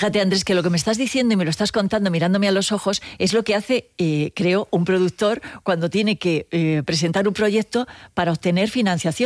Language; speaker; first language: Spanish; native; Spanish